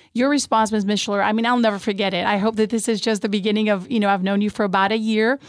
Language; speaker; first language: English; early bilingual, other home language; Spanish